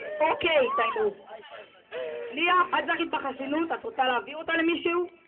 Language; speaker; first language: Hebrew; native; Hebrew